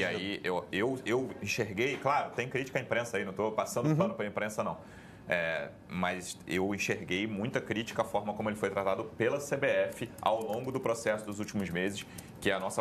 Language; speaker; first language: Portuguese; native; Portuguese